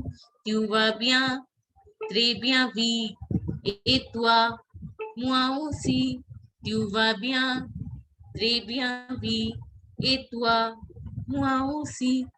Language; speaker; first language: French; non-native, fluent; Hindi